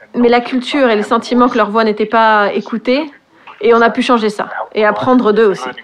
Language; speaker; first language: French; non-native, fluent; English